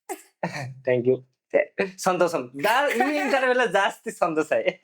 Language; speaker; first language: Malayalam; non-native, fluent; Bangla